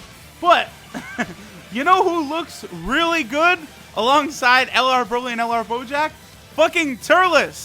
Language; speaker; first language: English; native; English